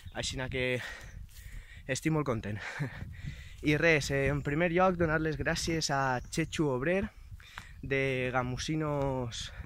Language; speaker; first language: Catalan; native; Catalan